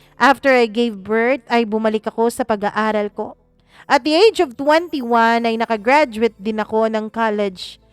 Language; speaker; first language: Filipino; non-native, local second language; Cebuano